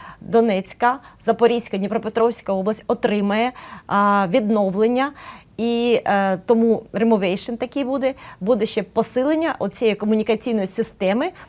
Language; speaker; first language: Ukrainian; native; Ukrainian